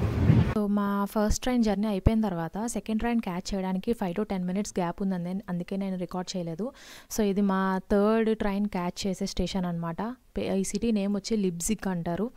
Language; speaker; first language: Telugu; native; Telugu